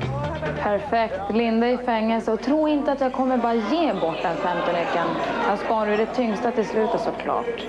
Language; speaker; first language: Swedish; native; Swedish